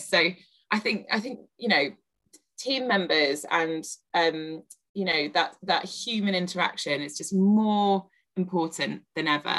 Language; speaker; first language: English; native; English